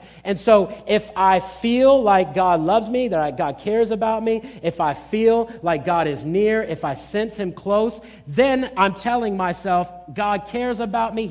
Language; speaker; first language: English; native; English